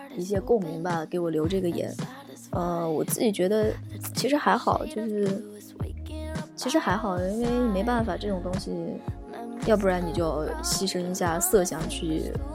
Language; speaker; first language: Chinese; native; Chinese